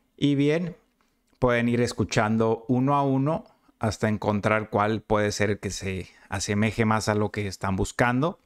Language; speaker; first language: Spanish; native; Spanish